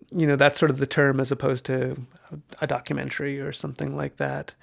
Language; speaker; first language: English; native; English